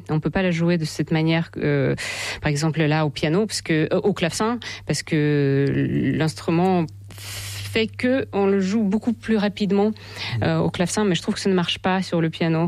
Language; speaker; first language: French; non-native, fluent; Russian